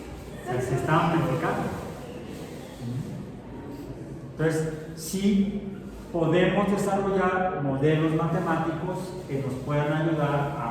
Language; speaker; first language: Spanish; native; Spanish